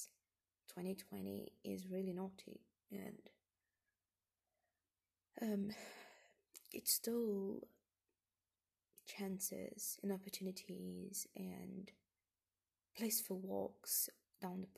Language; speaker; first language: English; non-native, fluent; Portuguese